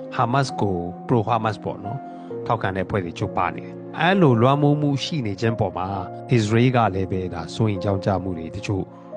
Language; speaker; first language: Burmese; non-native, local second language; Hakha Chin